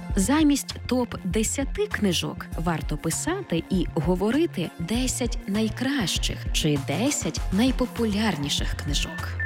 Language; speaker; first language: Ukrainian; native; Ukrainian